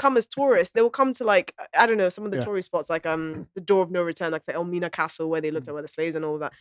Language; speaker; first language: English; non-native, local second language; Akan